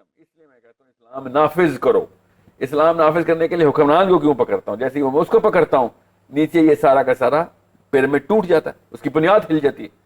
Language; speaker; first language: Urdu; native; Urdu